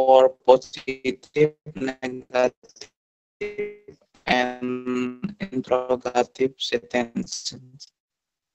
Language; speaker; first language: English; non-native, learner; Indonesian